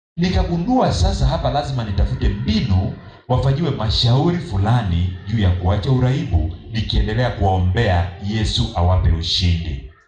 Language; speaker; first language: Swahili; non-native, local second language; Kamba